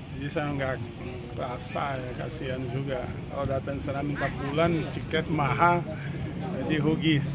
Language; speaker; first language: Indonesian; non-native, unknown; Portuguese